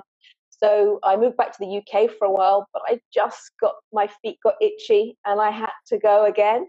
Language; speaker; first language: English; native; English